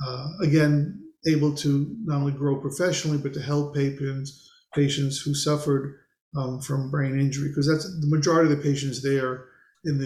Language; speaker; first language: English; native; English